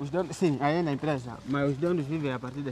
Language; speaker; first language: Portuguese; non-native, learner; Vietnamese